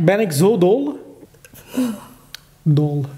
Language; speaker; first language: Dutch; early bilingual, other home language; Turkish